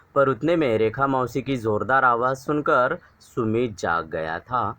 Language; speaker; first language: Hindi; non-native, local second language; Marathi